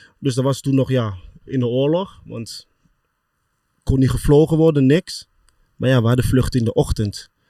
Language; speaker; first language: Dutch; early bilingual, other home language; Lingala